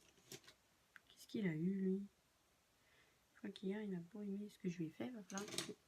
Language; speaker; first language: French; native; French